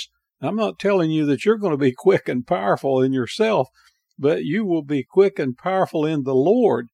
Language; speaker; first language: English; native; English